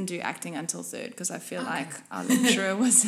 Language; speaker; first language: English; non-native, local second language; Afrikaans